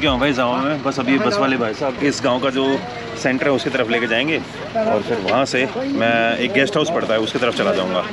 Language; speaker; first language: Hindi; native; Hindi